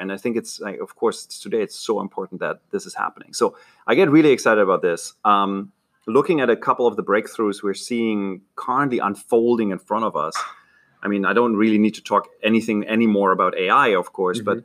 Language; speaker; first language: English; non-native, fluent; German